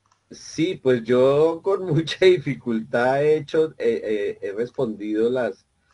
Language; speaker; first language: Spanish; native; Spanish